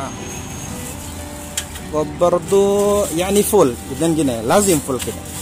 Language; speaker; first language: Arabic; non-native, learner; Indonesian